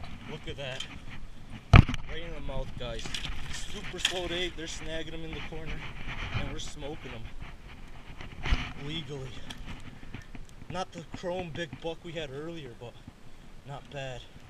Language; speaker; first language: English; early bilingual, other home language; Polish